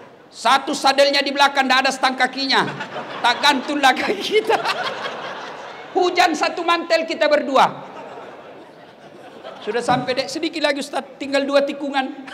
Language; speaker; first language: Malay; non-native, local second language; Buginese